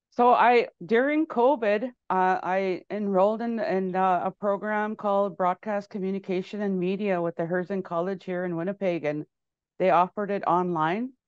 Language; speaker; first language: English; native; English